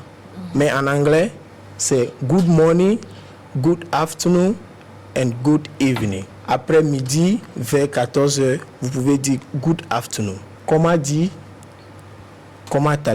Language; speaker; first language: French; non-native, fluent; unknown